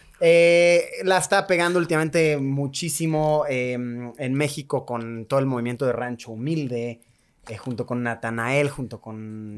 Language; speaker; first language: Spanish; native; Spanish